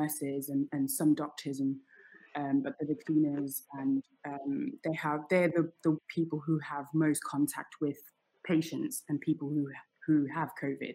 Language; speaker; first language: English; native; English